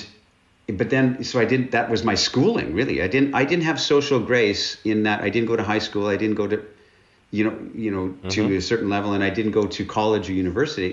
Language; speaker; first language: English; native; English